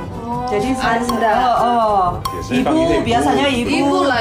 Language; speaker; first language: Indonesian; non-native, fluent; Korean